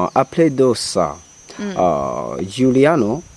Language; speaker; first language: French; non-native, local second language; Rundi